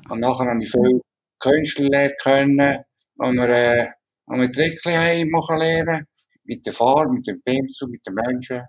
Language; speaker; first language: German; non-native, local second language; Italian